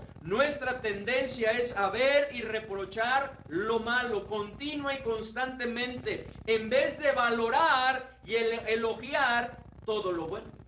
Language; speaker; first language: Spanish; native; Spanish